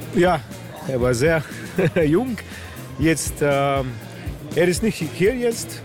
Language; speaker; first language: German; non-native, learner; Slovenian